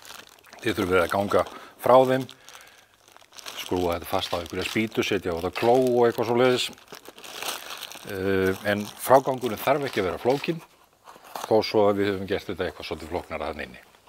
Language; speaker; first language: Icelandic; native; Icelandic